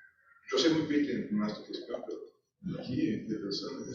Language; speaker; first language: Spanish; non-native, fluent; Portuguese